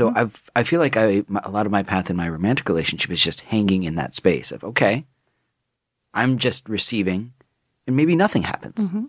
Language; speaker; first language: English; native; English